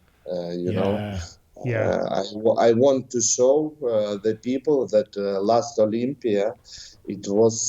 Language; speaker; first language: English; non-native, learner; Ukrainian